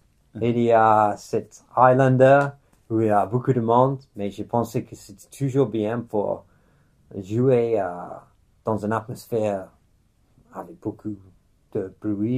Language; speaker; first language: French; non-native, fluent; English